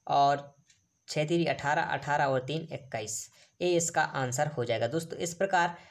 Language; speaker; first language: Hindi; native; Hindi